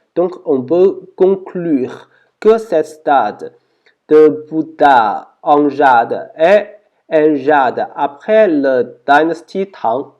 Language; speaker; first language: French; non-native, learner; Chinese